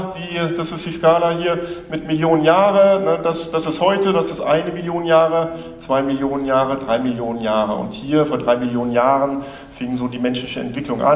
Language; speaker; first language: German; native; German